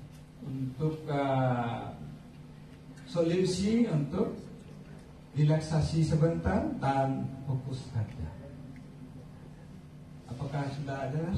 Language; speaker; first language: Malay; non-native, fluent; Bangla